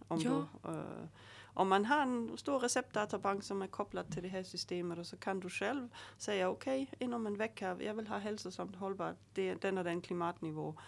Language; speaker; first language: Swedish; native; Swedish